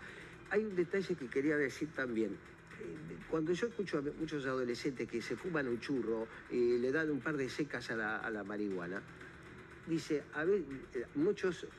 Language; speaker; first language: Spanish; native; Spanish